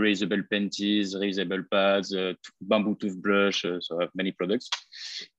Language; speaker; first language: English; non-native, fluent; French